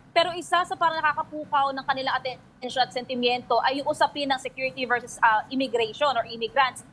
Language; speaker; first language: Filipino; native; Filipino